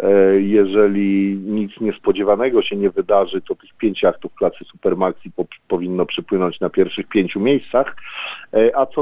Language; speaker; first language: Polish; native; Polish